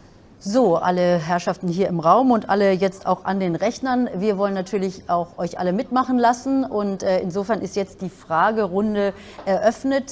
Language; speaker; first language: German; native; German